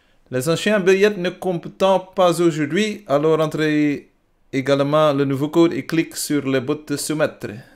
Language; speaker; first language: French; non-native, learner; Dutch